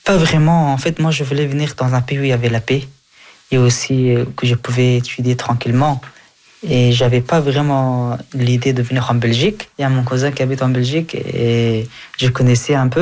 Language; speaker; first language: French; early bilingual, other home language; Persian